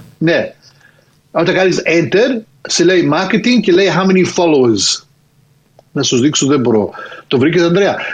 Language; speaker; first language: Greek; early bilingual, heritage; Greek